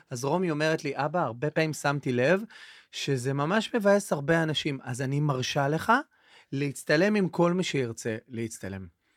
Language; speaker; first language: Hebrew; native; Hebrew